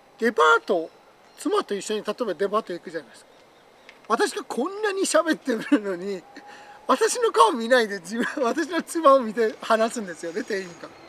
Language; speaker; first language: Japanese; non-native, fluent; Persian